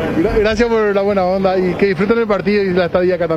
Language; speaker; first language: Spanish; native; Spanish